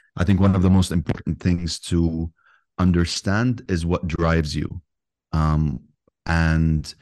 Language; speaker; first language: English; non-native, fluent; Arabic